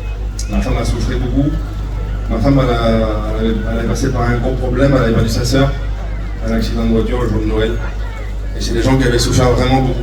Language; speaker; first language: French; native; French